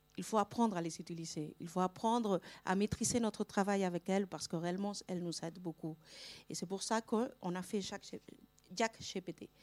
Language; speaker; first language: French; non-native, fluent; Spanish